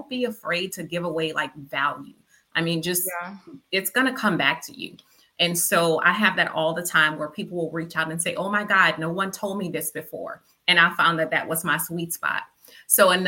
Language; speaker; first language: English; native; English